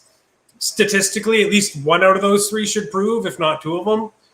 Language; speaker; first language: English; native; English